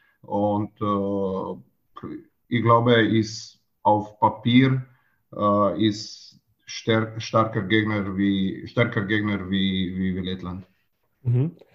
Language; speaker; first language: German; non-native, learner; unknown